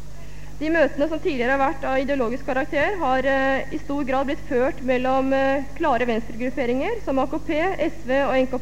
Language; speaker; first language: Norwegian; native; Norwegian